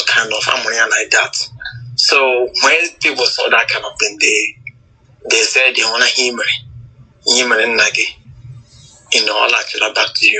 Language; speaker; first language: English; non-native, local second language; Igbo